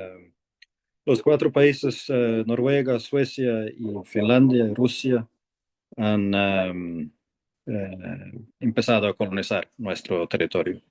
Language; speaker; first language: Spanish; non-native, fluent; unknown